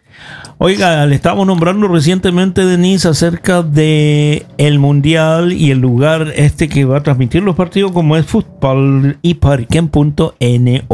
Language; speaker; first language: Spanish; native; Spanish